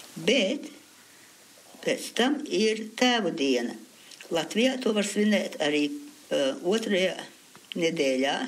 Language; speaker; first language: Latvian; early bilingual, heritage; Latvian